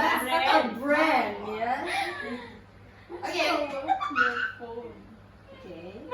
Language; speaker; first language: English; non-native, learner; Indonesian